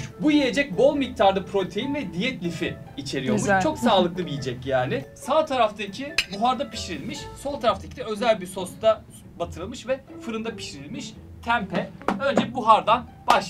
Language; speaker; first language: Turkish; native; Turkish